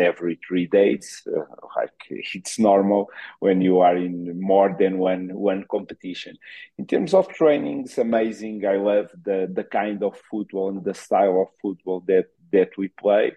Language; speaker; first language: English; non-native, fluent; Portuguese